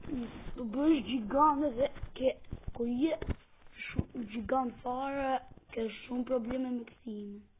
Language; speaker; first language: Albanian; early bilingual, heritage; Albanian